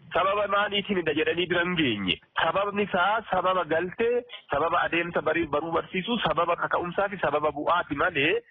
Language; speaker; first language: Oromo; native; Oromo